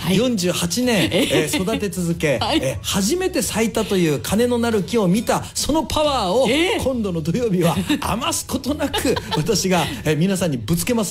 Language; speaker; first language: Japanese; native; Japanese